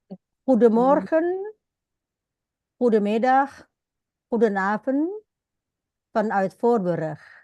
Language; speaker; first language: Dutch; non-native, fluent; Indonesian